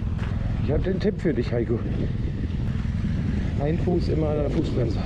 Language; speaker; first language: German; native; German